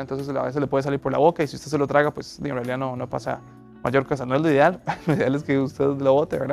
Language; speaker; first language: Spanish; native; Spanish